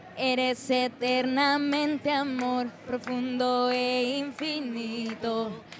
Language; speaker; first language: Spanish; native; Spanish